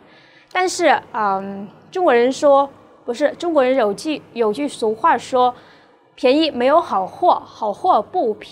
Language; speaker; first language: Chinese; non-native, fluent; Vietnamese